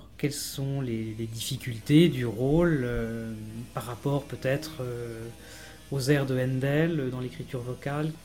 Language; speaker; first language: French; native; French